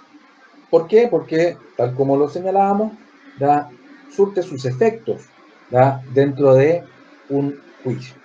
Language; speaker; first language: Spanish; native; Spanish